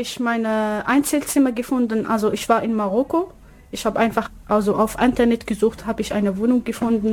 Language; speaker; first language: German; non-native, learner; Arabic